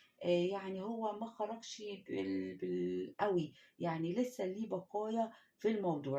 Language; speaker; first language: Arabic; native; Arabic